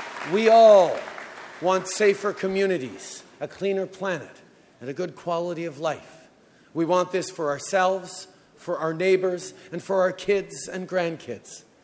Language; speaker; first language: English; early bilingual, other home language; French